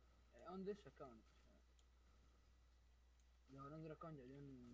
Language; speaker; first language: English; non-native, learner; Arabic